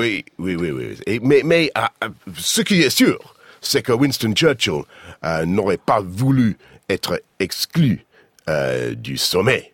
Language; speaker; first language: French; non-native, fluent; English